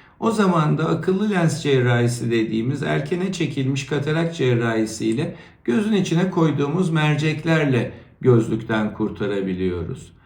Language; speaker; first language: Turkish; native; Turkish